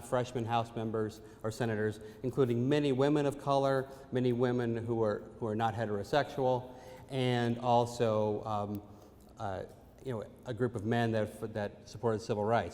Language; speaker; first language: English; native; English